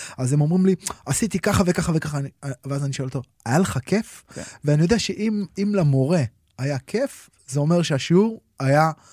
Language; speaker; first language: Hebrew; native; Hebrew